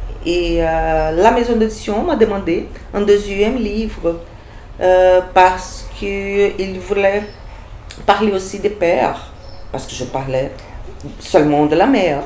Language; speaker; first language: French; non-native, fluent; Portuguese